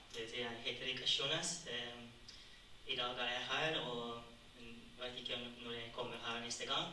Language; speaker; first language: Norwegian; non-native, fluent; Tigrinya